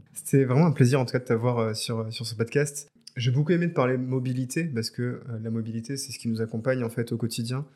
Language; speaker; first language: French; native; French